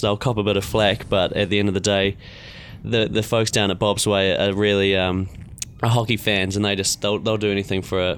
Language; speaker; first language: English; native; English